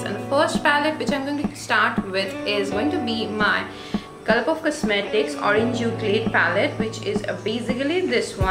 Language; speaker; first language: English; non-native, local second language; Bangla